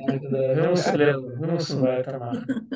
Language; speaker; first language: German; non-native, learner; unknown